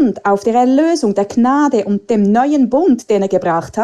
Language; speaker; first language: German; native; German